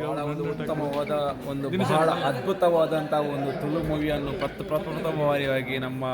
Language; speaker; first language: Kannada; non-native, local second language; Tulu